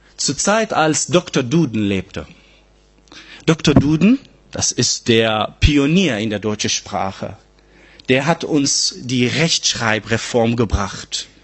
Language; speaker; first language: German; non-native, fluent; Arabic